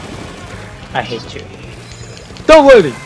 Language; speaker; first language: English; non-native, learner; Japanese